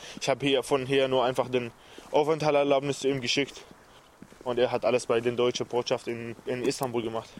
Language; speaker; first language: German; non-native, learner; Arabic